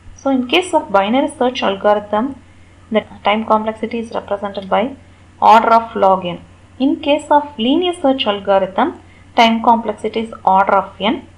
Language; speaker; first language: English; non-native, local second language; Tamil